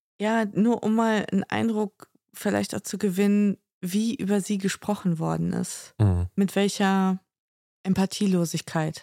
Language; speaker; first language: German; native; German